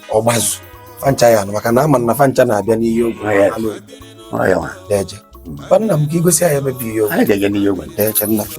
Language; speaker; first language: Igbo; native; Igbo